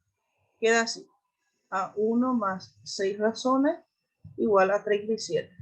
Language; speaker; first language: Spanish; native; Spanish